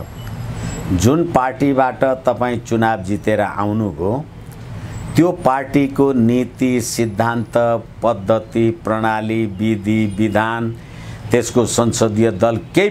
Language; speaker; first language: Nepali; native; Nepali